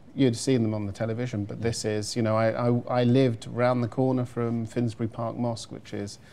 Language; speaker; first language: English; native; English